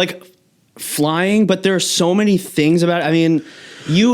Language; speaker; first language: English; native; English